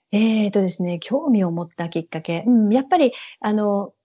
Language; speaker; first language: Japanese; native; Japanese